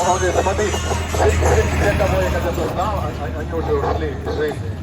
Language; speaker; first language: Russian; native; Russian